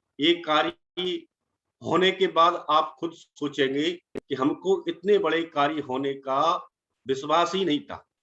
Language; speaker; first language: Hindi; native; Hindi